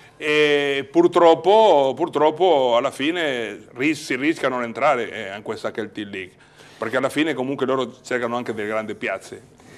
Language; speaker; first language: Italian; native; Italian